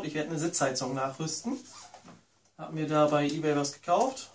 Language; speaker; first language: German; native; German